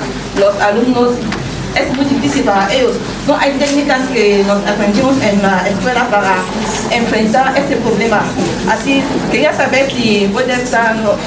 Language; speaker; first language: Spanish; non-native, fluent; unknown